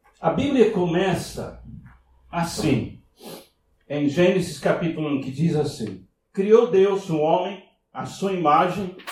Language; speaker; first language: Portuguese; non-native, fluent; English